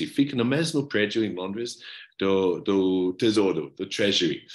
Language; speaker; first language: Portuguese; non-native, fluent; English